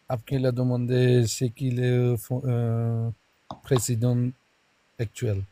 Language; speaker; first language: French; non-native, learner; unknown